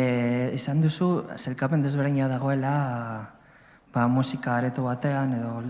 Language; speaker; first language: Basque; non-native, learner; Spanish